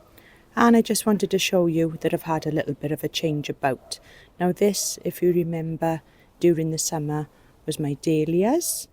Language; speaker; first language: English; native; English